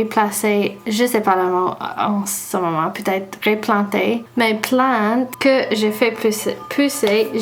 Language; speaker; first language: French; non-native, learner; English